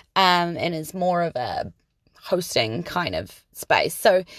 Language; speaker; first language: English; native; English